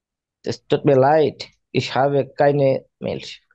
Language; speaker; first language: German; non-native, fluent; Bangla